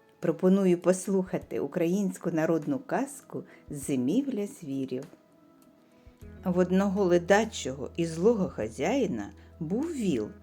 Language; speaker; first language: Ukrainian; native; Ukrainian